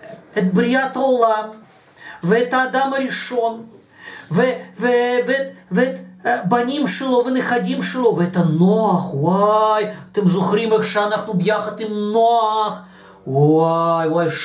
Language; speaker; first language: Hebrew; non-native, fluent; Russian